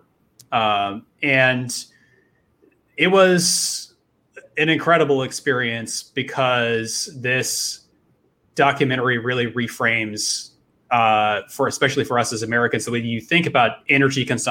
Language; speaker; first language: English; native; English